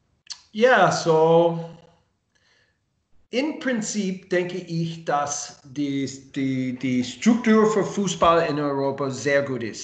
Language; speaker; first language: German; non-native, learner; English